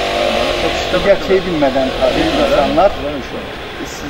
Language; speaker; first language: Turkish; native; Turkish